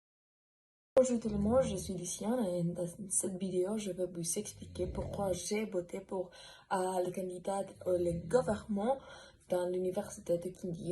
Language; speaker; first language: French; non-native, learner; Spanish